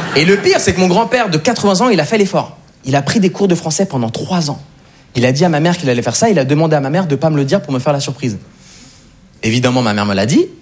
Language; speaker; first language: French; native; French